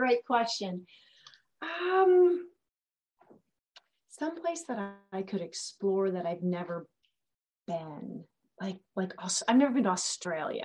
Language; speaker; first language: English; native; English